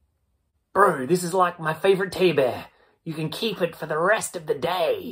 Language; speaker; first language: English; native; English